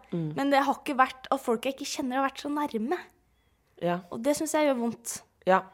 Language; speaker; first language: Norwegian; native; Norwegian